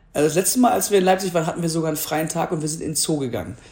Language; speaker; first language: German; native; German